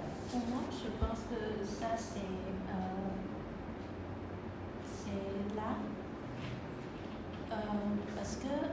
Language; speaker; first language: French; non-native, learner; Khmer